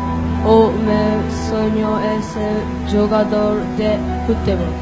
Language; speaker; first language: Portuguese; non-native, learner; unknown